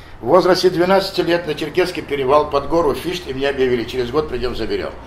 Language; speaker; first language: Russian; non-native, local second language; Adyghe